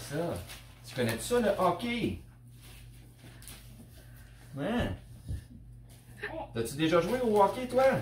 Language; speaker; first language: French; native; French